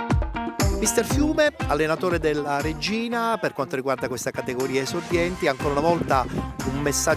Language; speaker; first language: Italian; native; Italian